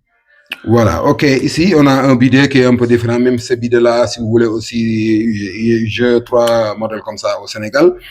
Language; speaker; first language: French; non-native, local second language; Wolof